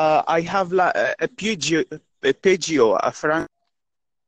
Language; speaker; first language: English; non-native, learner; Arabic